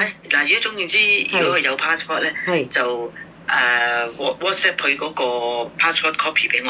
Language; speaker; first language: Cantonese; native; Cantonese